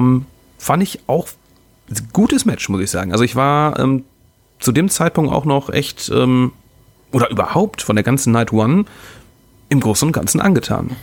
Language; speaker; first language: German; native; German